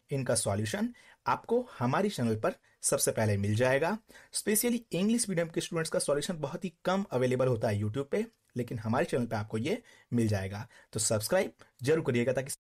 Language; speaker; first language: Hindi; non-native, local second language; Gujarati